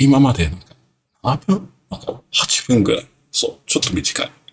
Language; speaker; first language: Japanese; non-native, learner; English